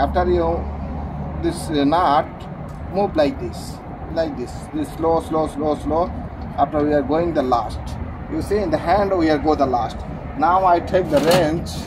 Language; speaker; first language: English; non-native, learner; Bangla